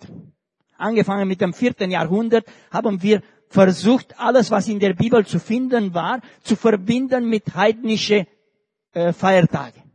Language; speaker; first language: German; non-native, fluent; Romanian